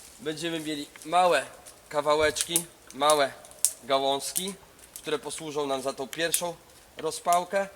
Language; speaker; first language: Polish; native; Polish